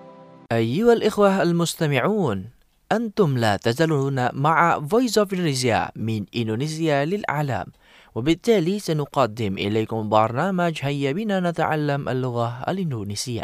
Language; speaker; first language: Arabic; non-native, fluent; Indonesian